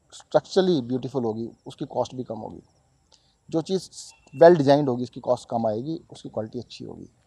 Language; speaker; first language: Hindi; native; Hindi